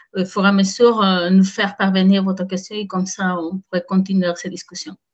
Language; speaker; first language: French; non-native, fluent; Spanish